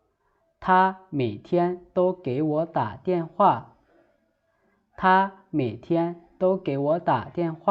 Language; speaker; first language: Chinese; non-native, fluent; Lao